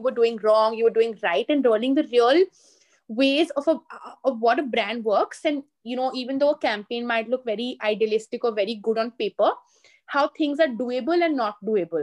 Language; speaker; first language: English; non-native, local second language; Hindi